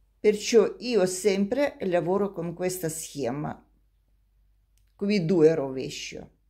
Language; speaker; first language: Italian; non-native, learner; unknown